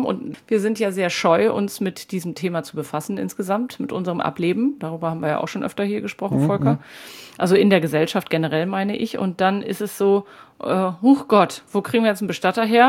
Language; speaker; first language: German; native; German